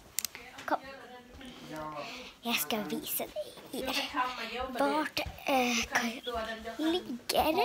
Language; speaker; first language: Swedish; early bilingual, other home language; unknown